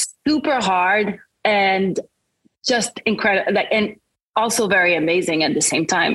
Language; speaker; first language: English; non-native, fluent; French